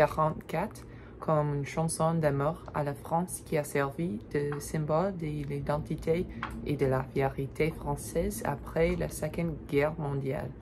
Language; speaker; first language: French; non-native, learner; English